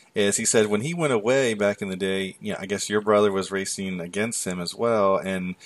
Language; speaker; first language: English; native; English